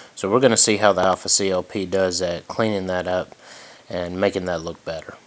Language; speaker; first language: English; native; English